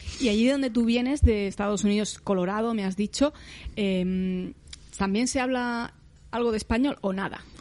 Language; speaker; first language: Spanish; native; Spanish